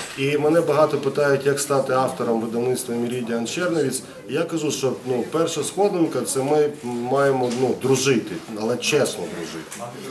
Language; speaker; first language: Ukrainian; non-native, local second language; Russian